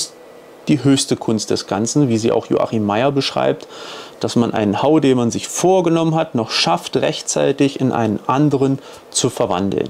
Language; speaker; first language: German; native; German